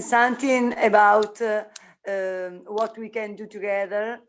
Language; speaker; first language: English; non-native, learner; Italian